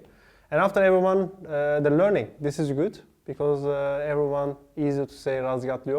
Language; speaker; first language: English; non-native, learner; Turkish